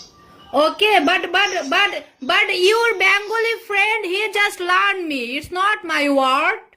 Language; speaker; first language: English; non-native, learner; Bangla